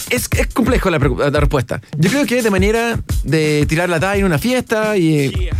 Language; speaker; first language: Spanish; non-native, fluent; English